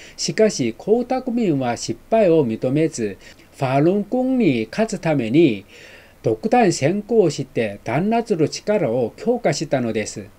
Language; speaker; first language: Japanese; non-native, fluent; Chinese